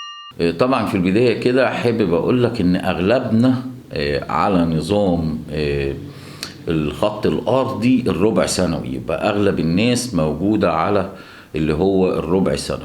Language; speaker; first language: Arabic; native; Arabic